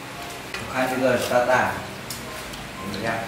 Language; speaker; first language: Chinese; non-native, learner; Vietnamese